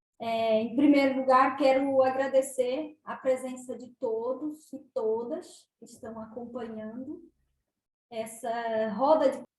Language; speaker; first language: Portuguese; native; Portuguese